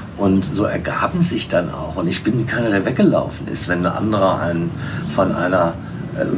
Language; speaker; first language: German; native; German